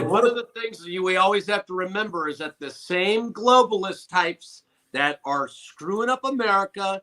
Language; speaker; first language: English; native; English